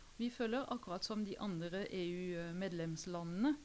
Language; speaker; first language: Norwegian; non-native, fluent; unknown